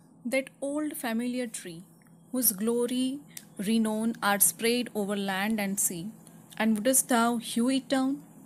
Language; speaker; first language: English; non-native, local second language; Gujarati